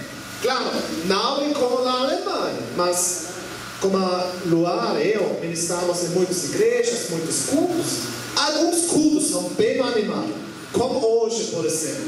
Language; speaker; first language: Portuguese; non-native, learner; German